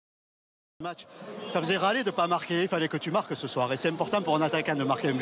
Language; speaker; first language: French; native; French